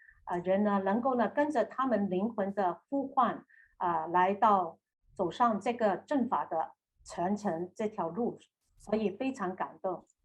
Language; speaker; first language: Chinese; native; Chinese